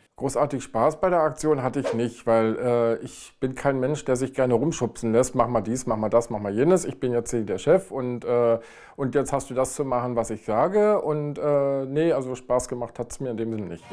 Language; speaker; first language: German; native; German